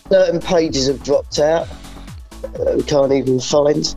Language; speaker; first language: English; native; English